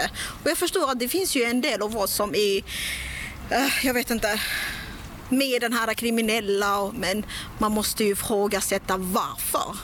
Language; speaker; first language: Swedish; non-native, fluent; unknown